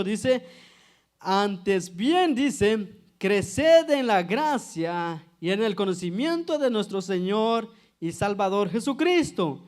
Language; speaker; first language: Spanish; native; Spanish